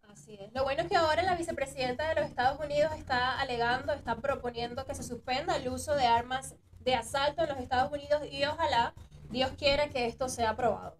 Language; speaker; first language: Spanish; native; Spanish